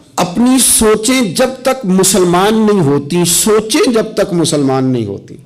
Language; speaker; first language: Urdu; non-native, local second language; Punjabi